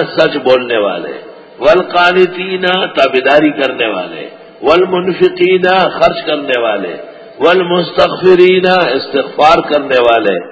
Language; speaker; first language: Urdu; non-native, local second language; Pashto